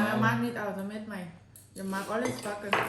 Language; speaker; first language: Dutch; non-native, learner; Thai